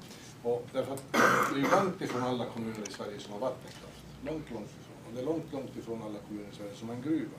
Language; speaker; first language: Swedish; native; Swedish